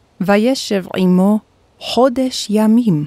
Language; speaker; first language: Hebrew; non-native, fluent; Korean